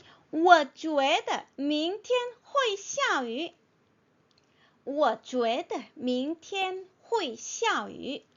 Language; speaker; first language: Chinese; non-native, fluent; Korean